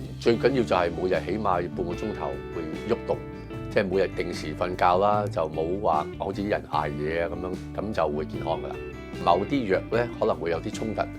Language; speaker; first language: Cantonese; early bilingual, heritage; Cantonese